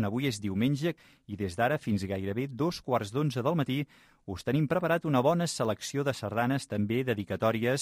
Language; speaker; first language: Catalan; native; Catalan